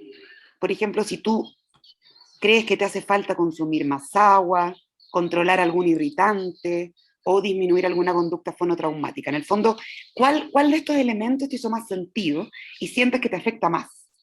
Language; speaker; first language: Spanish; native; Spanish